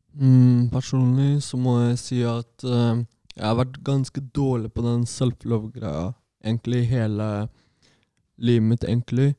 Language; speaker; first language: Norwegian; native; Norwegian